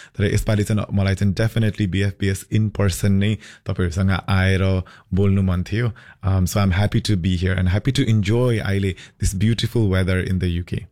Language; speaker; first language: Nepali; early bilingual, heritage; Nepali